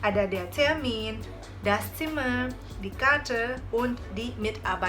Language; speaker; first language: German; non-native, fluent; Indonesian